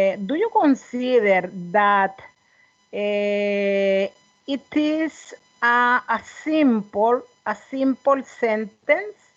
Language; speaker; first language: English; non-native, learner; Spanish